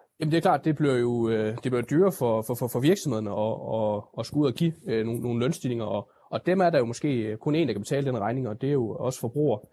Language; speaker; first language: Danish; native; Danish